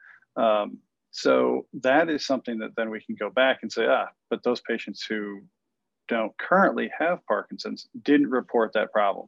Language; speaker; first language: English; native; English